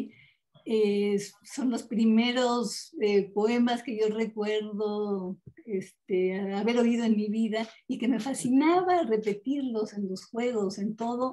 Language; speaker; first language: Spanish; native; Spanish